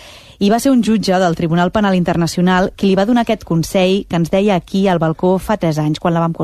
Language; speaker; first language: Catalan; native; Catalan